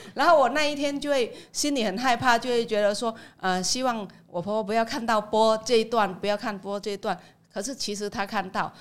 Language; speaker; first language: Chinese; non-native, fluent; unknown